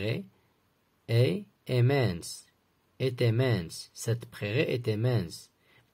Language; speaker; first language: French; non-native, local second language; Arabic